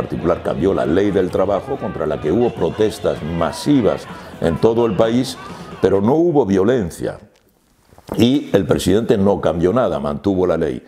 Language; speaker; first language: Spanish; native; Spanish